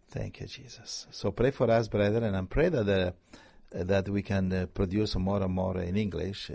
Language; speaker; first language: English; non-native, fluent; Italian